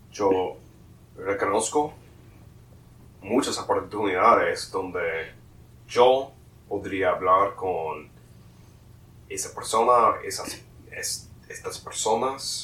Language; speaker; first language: Spanish; non-native, learner; English